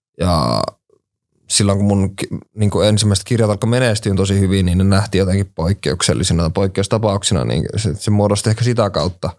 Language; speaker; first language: Finnish; native; Finnish